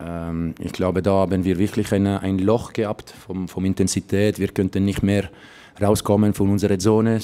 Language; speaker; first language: German; non-native, local second language; Italian